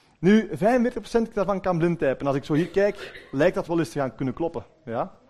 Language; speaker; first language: Dutch; native; Dutch